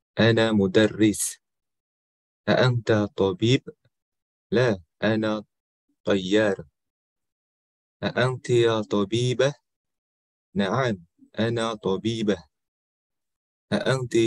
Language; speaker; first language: Arabic; non-native, learner; Indonesian